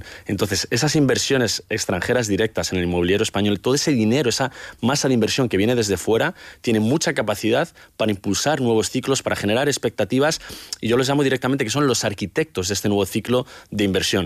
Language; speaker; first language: Spanish; native; Spanish